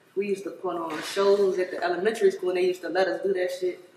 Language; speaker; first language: English; native; English